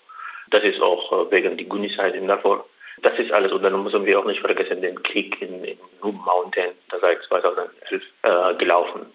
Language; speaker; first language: German; non-native, learner; Arabic